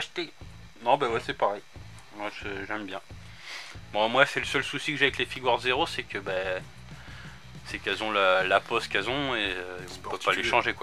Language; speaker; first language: French; native; French